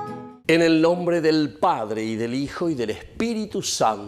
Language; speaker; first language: Spanish; native; Spanish